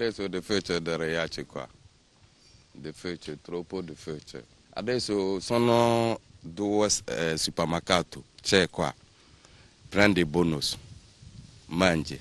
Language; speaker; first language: Italian; non-native, learner; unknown